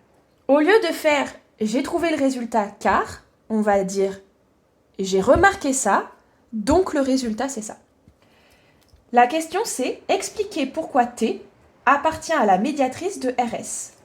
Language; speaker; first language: French; native; French